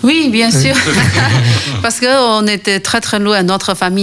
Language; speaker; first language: French; non-native, fluent; Chinese